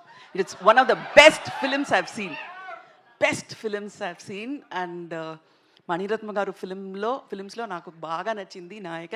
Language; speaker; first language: Telugu; non-native, local second language; Tamil